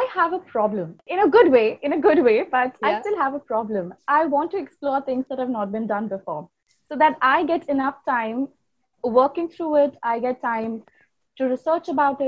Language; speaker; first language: English; non-native, local second language; Hindi